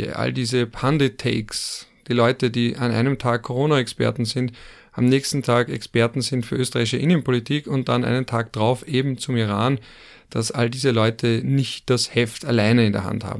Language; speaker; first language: German; native; German